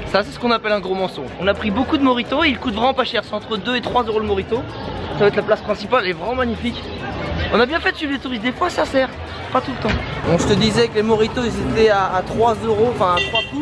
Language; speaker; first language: French; native; French